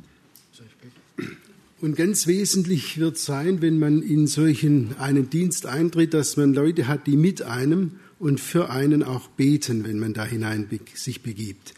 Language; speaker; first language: German; native; German